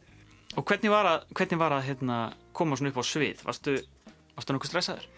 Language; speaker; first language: Icelandic; native; Icelandic